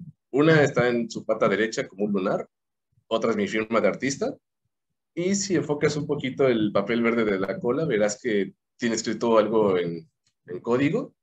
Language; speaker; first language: Spanish; native; Spanish